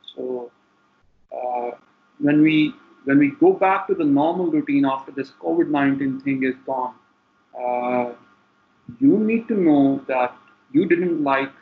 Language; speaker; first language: English; non-native, local second language; Punjabi